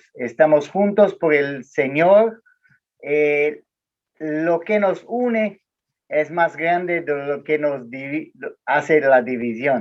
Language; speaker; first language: Spanish; non-native, learner; Portuguese